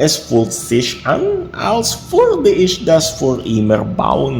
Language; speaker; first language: German; non-native, learner; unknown